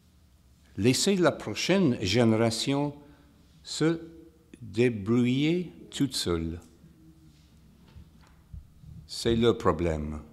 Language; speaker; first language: French; non-native, fluent; English